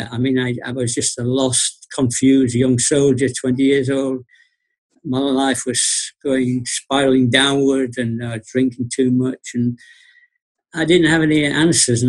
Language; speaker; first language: English; native; English